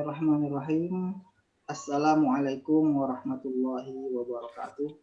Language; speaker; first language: Indonesian; non-native, local second language; Madurese